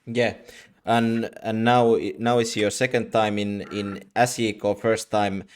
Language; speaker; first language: English; non-native, fluent; Finnish